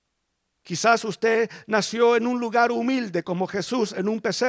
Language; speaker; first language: Spanish; early bilingual, heritage; Spanish